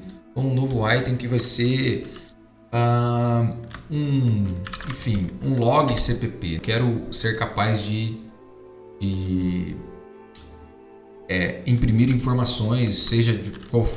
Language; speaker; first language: Portuguese; native; Portuguese